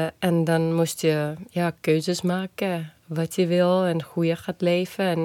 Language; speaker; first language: Dutch; non-native, fluent; Estonian